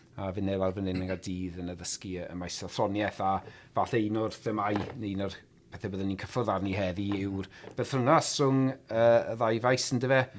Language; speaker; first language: Welsh; native; Welsh